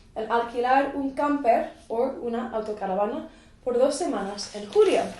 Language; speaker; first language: Spanish; non-native, fluent; English